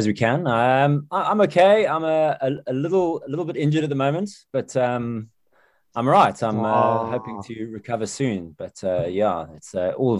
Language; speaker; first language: English; native; English